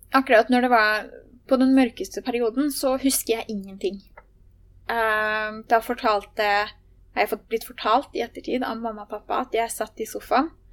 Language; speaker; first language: Norwegian; native; Norwegian